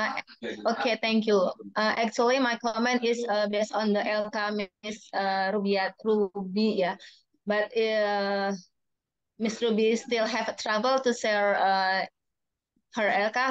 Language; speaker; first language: English; non-native, learner; Indonesian